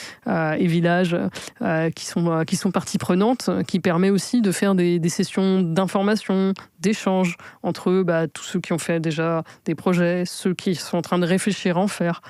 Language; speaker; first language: French; native; French